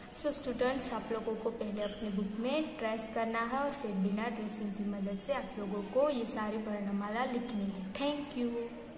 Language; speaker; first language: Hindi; non-native, local second language; Gujarati